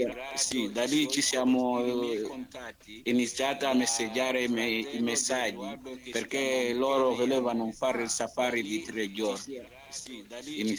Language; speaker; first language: Italian; non-native, learner; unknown